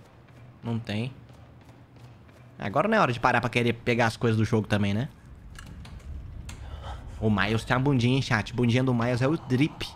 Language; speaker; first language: Portuguese; native; Portuguese